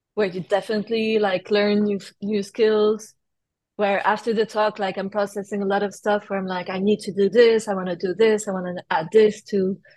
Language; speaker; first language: English; non-native, fluent; French